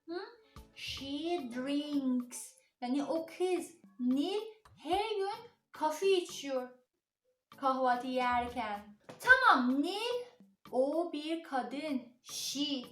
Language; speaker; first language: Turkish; non-native, learner; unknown